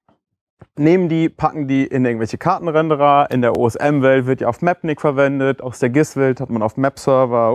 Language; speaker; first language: German; native; German